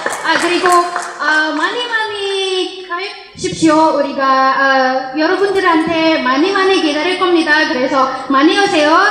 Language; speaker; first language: Korean; non-native, learner; Indonesian